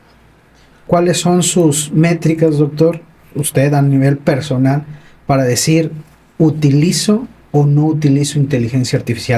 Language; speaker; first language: Spanish; native; Spanish